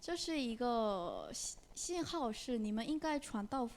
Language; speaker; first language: Chinese; non-native, fluent; Korean